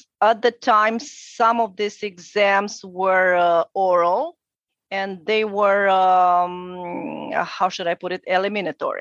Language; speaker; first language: English; non-native, fluent; Romanian